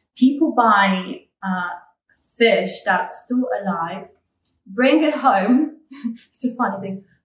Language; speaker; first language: English; non-native, fluent; Polish